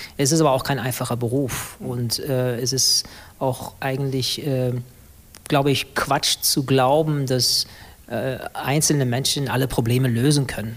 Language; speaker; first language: German; early bilingual, other home language; English